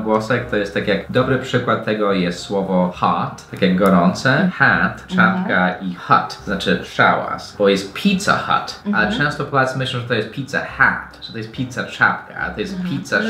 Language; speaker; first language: Polish; non-native, fluent; English